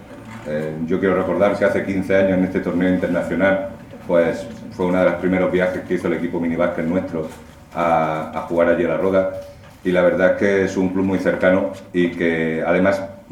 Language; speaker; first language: Spanish; native; Spanish